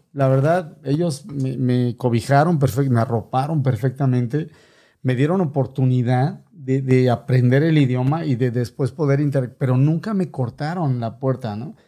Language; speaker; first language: Spanish; native; Spanish